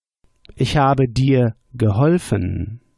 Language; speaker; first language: German; non-native, fluent; English